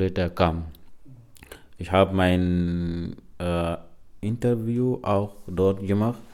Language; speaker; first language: German; non-native, learner; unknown